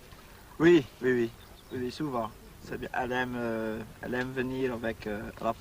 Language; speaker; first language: French; non-native, learner; Dutch